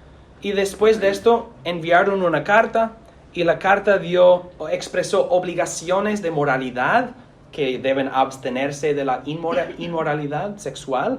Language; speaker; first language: Spanish; non-native, fluent; English